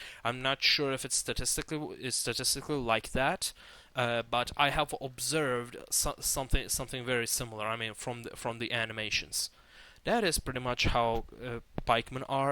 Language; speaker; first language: English; non-native, fluent; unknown